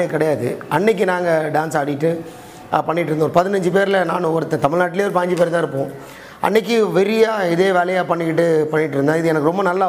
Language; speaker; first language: Tamil; native; Tamil